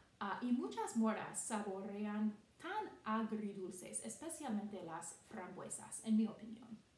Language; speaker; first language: Spanish; non-native, fluent; English